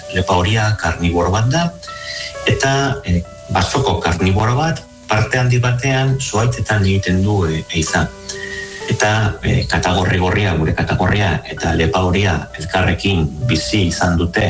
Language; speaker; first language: Basque; native; Basque